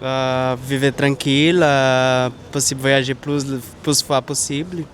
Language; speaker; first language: French; non-native, learner; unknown